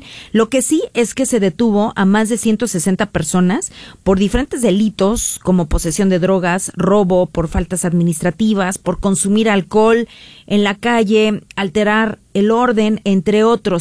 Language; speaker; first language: Spanish; native; Spanish